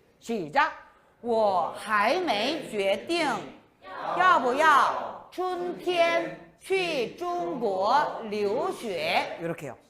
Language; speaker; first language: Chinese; non-native, fluent; Korean